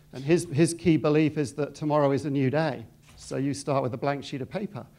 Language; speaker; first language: English; native; English